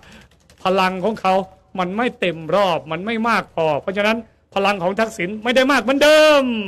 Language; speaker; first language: Thai; native; Thai